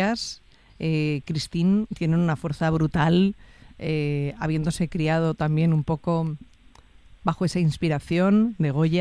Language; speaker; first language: Spanish; native; Spanish